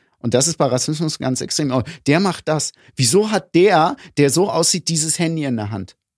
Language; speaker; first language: German; early bilingual, other home language; Greek